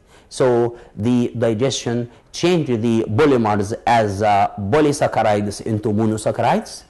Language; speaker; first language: English; non-native, local second language; Arabic